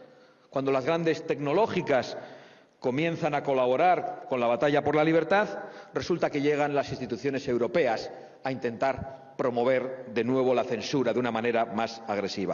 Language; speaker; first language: Spanish; native; Spanish